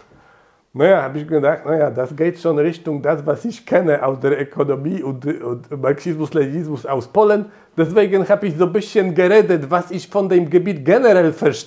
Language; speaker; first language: German; non-native, fluent; Polish